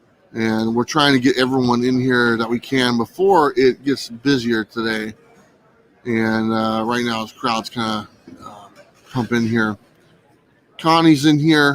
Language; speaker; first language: English; native; English